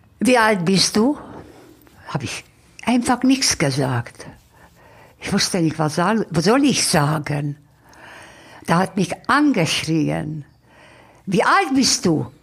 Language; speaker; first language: German; non-native, fluent; Hungarian